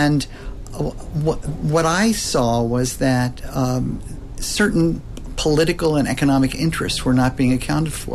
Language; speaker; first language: English; native; English